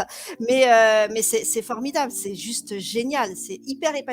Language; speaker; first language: French; native; French